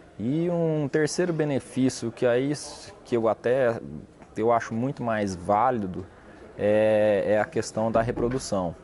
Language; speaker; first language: Portuguese; native; Portuguese